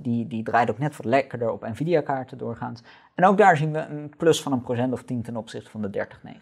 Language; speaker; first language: Dutch; native; Dutch